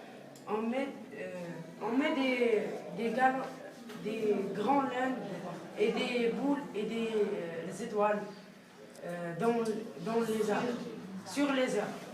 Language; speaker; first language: French; non-native, learner; Arabic